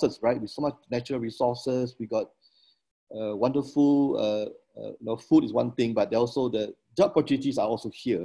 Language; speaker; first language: English; non-native, local second language; Min Nan Chinese